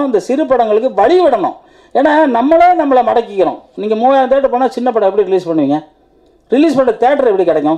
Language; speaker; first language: Tamil; native; Tamil